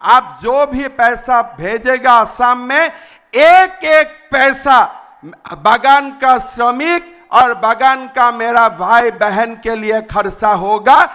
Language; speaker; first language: Hindi; non-native, local second language; Assamese